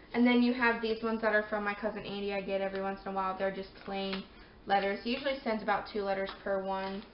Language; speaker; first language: English; native; English